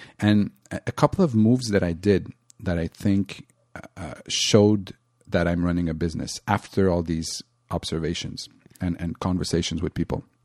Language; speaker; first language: English; non-native, local second language; French